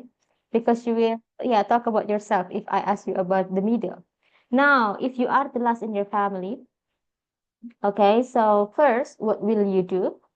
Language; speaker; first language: English; non-native, fluent; Indonesian